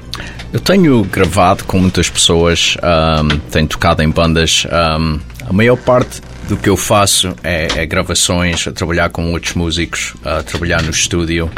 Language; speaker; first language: Portuguese; early bilingual, heritage; Portuguese